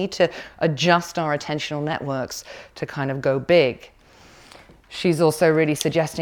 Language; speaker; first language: English; native; English